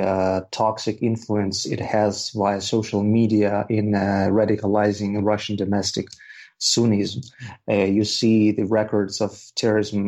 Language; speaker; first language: English; non-native, fluent; Russian